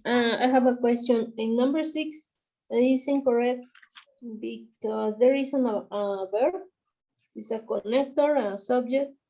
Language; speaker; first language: English; non-native, learner; Spanish